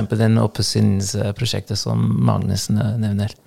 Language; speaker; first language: Norwegian; non-native, fluent; English